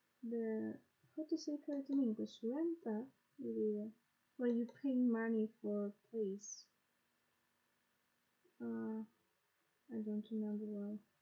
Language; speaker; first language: English; non-native, learner; Russian